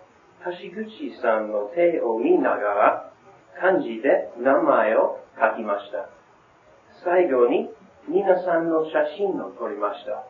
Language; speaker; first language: Japanese; non-native, learner; English